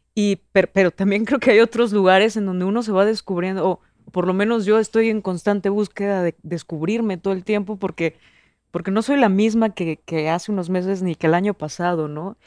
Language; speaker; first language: Spanish; native; Spanish